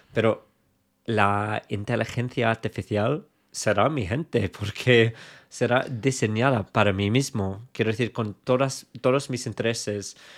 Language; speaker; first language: Spanish; non-native, fluent; English